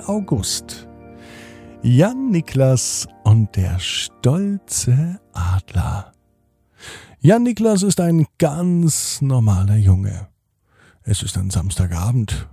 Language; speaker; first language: German; native; German